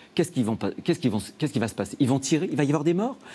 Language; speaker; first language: French; native; French